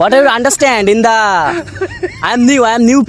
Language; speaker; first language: English; non-native, learner; Bangla